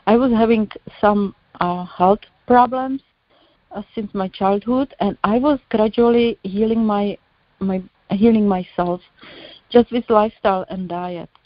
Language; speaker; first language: English; non-native, learner; Czech